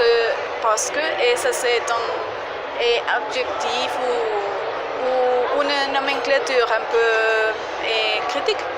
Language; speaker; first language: French; non-native, fluent; Spanish